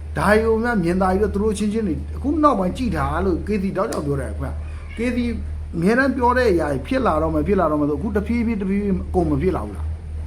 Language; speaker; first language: Burmese; native; Burmese